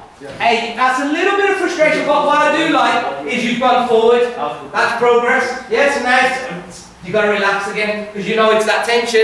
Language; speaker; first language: English; native; English